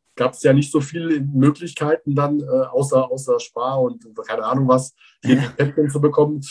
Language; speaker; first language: German; early bilingual, other home language; Persian